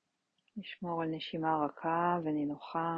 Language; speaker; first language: Hebrew; native; Hebrew